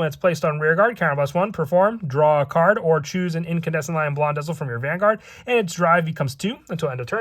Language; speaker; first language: English; native; English